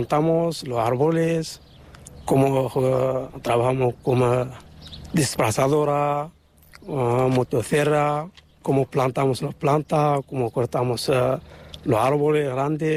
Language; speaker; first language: Spanish; non-native, learner; Arabic